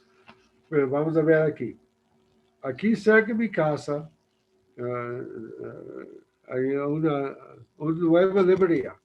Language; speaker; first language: Spanish; non-native, learner; English